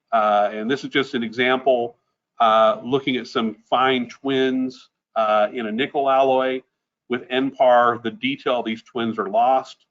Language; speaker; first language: English; native; English